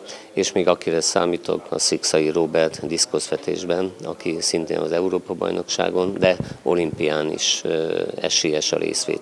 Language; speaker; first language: Hungarian; native; Hungarian